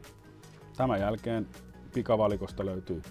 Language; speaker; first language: Finnish; native; Finnish